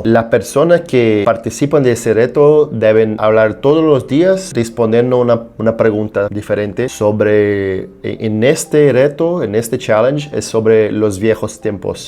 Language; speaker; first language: Spanish; non-native, fluent; Portuguese